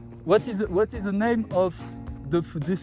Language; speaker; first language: English; non-native, learner; French